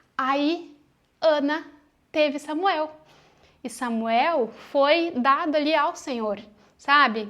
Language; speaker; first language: Portuguese; native; Portuguese